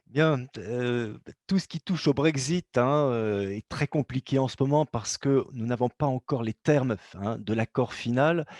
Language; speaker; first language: French; native; French